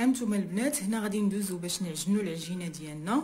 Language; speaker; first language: Arabic; native; Arabic